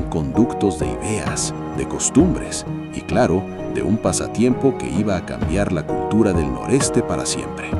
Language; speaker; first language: Spanish; native; Spanish